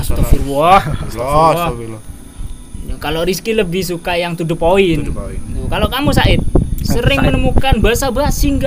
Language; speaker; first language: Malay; non-native, local second language; Javanese